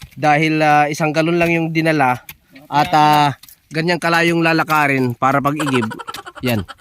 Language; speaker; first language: Filipino; non-native, local second language; Waray